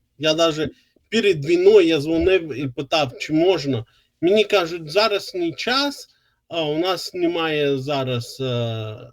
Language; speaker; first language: Ukrainian; non-native, local second language; Russian